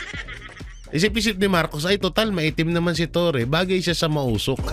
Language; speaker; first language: Filipino; native; Filipino